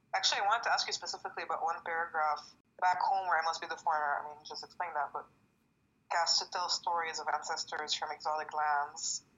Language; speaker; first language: English; non-native, fluent; French